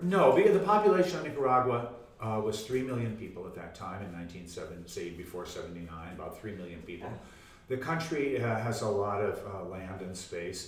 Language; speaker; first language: English; native; English